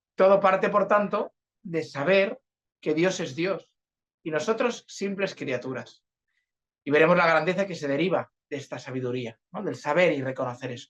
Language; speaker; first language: Spanish; native; Spanish